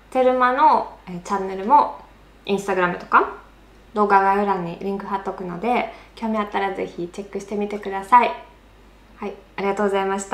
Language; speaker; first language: Japanese; non-native, fluent; Russian